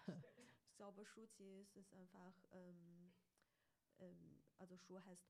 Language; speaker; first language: German; non-native, learner; Chinese